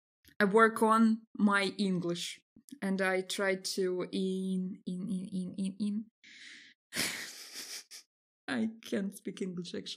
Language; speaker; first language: English; non-native, fluent; Russian